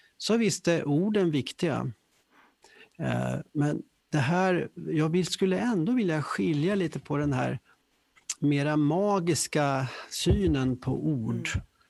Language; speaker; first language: Swedish; native; Swedish